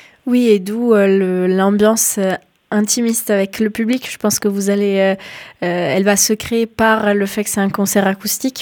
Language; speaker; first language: French; native; French